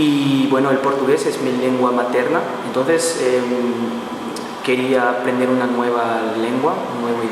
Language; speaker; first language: Spanish; non-native, learner; Portuguese